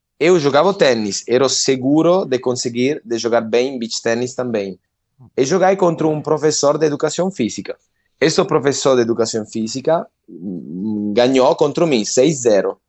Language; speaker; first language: Portuguese; non-native, learner; Italian